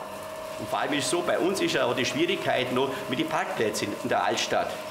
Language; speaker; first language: German; native; German